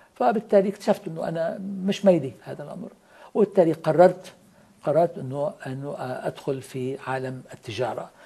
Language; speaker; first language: Arabic; native; Arabic